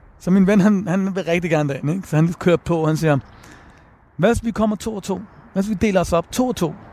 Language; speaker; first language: Danish; early bilingual, other home language; Persian